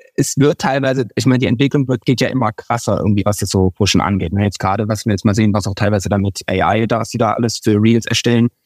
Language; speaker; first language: German; native; German